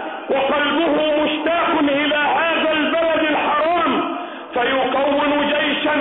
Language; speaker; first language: Arabic; native; Arabic